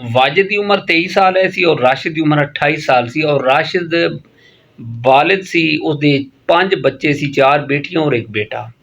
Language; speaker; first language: Urdu; non-native, local second language; Punjabi